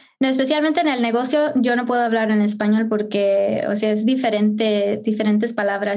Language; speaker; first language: Spanish; early bilingual, heritage; Spanish